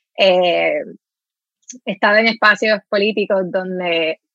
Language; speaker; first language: Spanish; native; Spanish